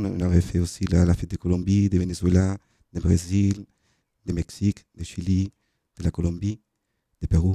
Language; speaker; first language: French; non-native, fluent; Spanish